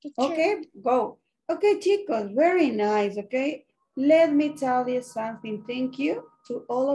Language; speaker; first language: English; non-native, learner; Spanish